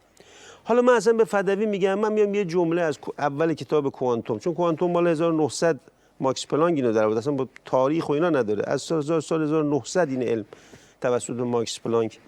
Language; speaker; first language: Persian; native; Persian